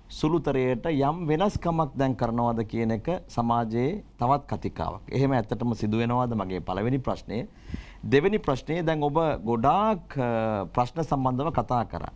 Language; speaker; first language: Sinhala; non-native, local second language; Tamil